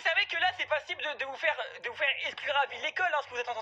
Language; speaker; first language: French; native; French